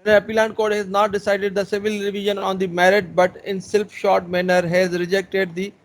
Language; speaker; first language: English; non-native, local second language; Urdu